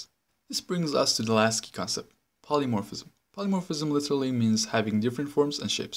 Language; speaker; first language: English; non-native, fluent; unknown